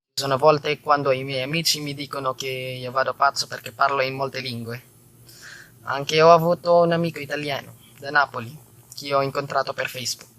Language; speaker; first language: Italian; non-native, learner; Filipino